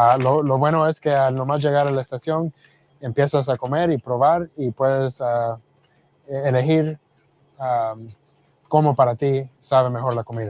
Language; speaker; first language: Spanish; early bilingual, heritage; Spanish